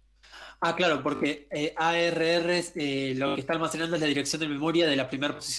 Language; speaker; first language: Spanish; native; Spanish